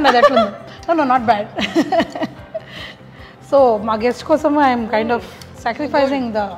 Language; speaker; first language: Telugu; native; Telugu